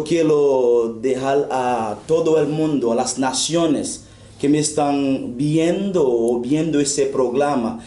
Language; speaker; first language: Spanish; non-native, fluent; Haitian Creole